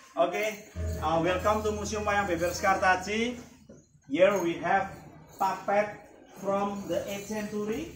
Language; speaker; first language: English; non-native, learner; Indonesian